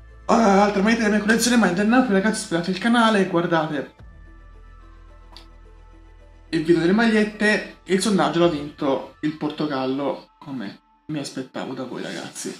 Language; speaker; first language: Italian; native; Italian